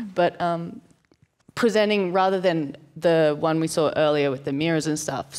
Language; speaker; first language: English; native; English